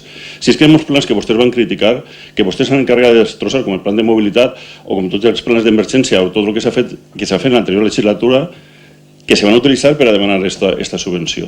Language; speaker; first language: Catalan; native; Catalan